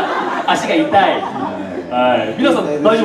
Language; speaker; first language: Japanese; native; Japanese